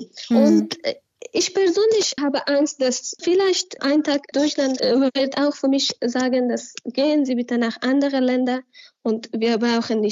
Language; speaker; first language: German; non-native, learner; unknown